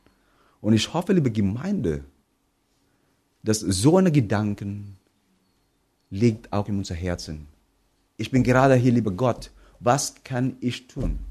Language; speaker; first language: German; non-native, fluent; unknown